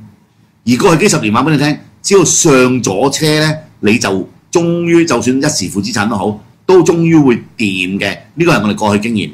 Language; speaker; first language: Cantonese; native; Cantonese